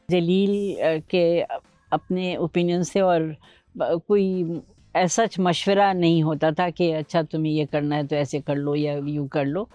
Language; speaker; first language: Urdu; native; Urdu